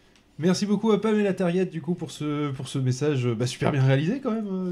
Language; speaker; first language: French; native; French